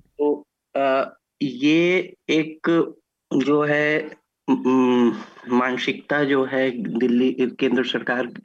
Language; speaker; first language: Hindi; native; Hindi